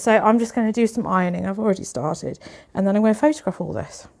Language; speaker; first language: English; native; English